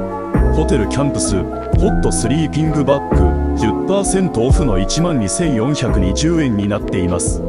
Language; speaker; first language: Japanese; native; Japanese